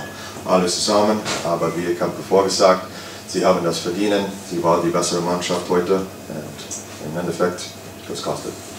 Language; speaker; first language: German; non-native, fluent; English